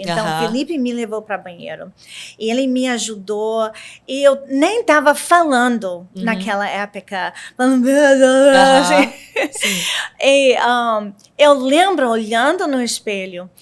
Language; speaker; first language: Portuguese; non-native, learner; English